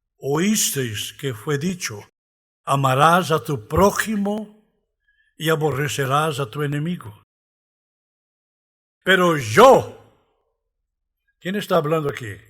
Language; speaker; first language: Spanish; non-native, fluent; Portuguese